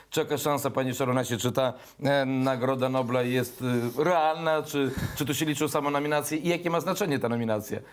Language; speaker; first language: Polish; native; Polish